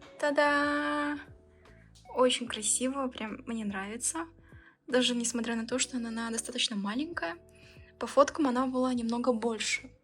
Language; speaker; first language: Russian; early bilingual, heritage; Russian